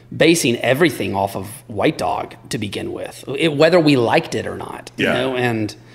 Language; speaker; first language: English; native; English